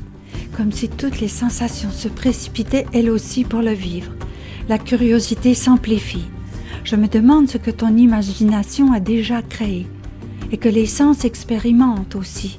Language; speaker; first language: French; native; French